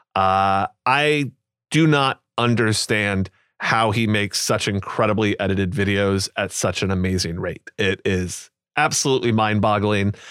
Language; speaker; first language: English; native; English